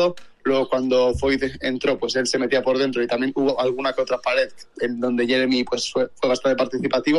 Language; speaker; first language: Spanish; native; Spanish